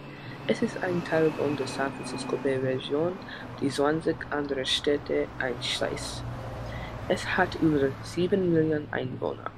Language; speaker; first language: German; non-native, learner; English